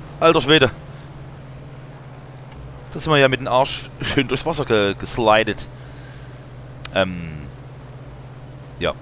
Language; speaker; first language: German; native; German